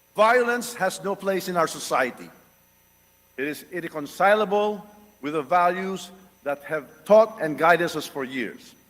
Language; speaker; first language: English; non-native, local second language; Filipino